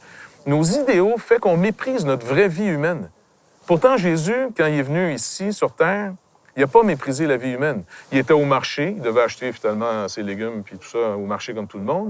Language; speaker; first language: French; native; French